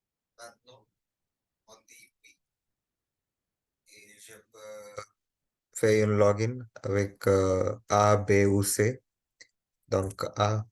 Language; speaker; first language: French; non-native, learner; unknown